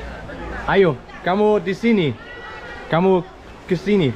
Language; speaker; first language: Indonesian; non-native, learner; German